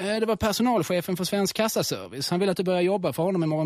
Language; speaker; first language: Swedish; native; Swedish